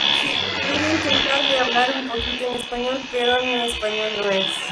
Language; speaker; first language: Spanish; non-native, learner; Italian